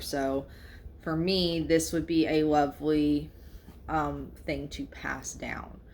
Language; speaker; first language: English; native; English